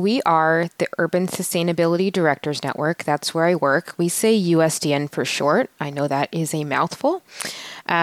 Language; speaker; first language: English; native; English